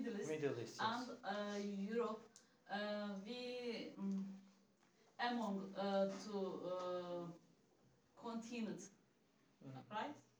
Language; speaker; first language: English; non-native, learner; Turkish